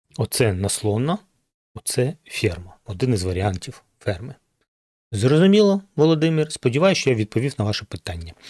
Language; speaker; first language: Ukrainian; non-native, local second language; Russian